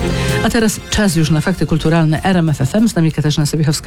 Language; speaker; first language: Polish; native; Polish